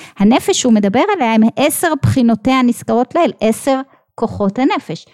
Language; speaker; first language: Hebrew; native; Hebrew